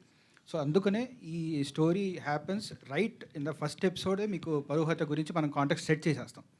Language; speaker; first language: Telugu; native; Telugu